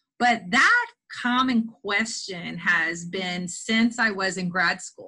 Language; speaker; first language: English; native; English